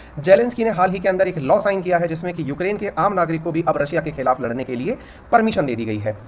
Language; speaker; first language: Hindi; native; Hindi